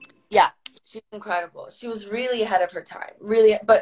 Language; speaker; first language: English; non-native, fluent; Croatian